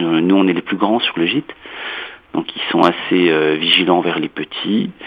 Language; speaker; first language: French; native; French